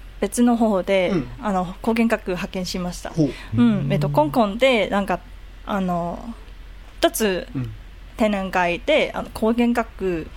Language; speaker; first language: Japanese; non-native, learner; Cantonese